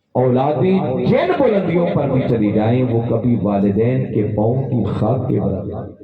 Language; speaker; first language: Urdu; non-native, local second language; Punjabi